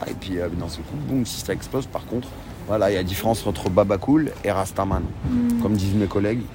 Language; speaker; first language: French; native; French